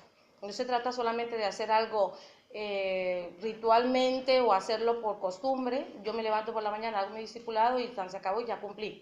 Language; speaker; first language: Spanish; native; Spanish